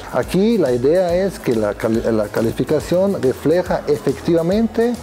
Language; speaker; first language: Spanish; non-native, fluent; German